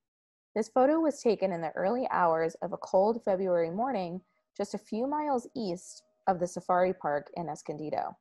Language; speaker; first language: English; native; English